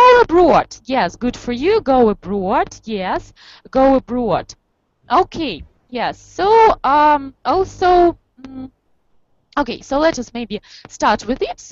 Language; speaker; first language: English; non-native, fluent; Russian